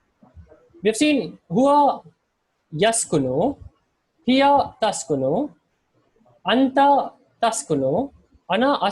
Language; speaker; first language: Arabic; non-native, fluent; Hindi